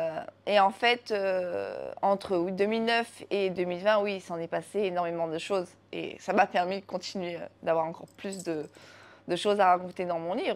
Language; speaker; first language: French; native; French